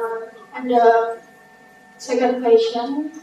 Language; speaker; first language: English; non-native, learner; Indonesian